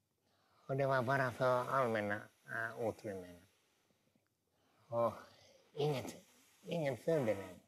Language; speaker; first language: Swedish; non-native, local second language; Finnish